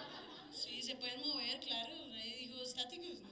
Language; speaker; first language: Spanish; native; Spanish